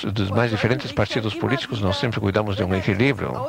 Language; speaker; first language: Portuguese; non-native, fluent; German